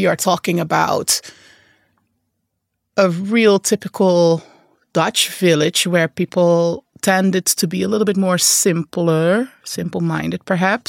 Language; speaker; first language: English; non-native, fluent; Dutch